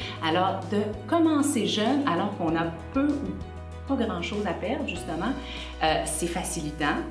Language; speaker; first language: French; native; French